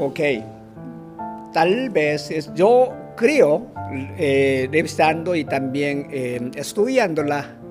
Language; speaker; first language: Spanish; non-native, fluent; Korean